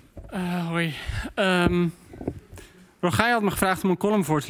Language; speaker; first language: Dutch; native; Dutch